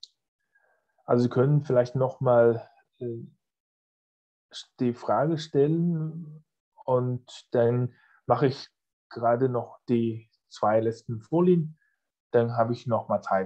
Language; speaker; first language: German; non-native, fluent; Chinese